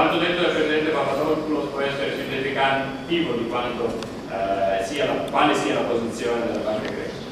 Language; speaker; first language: Italian; native; Italian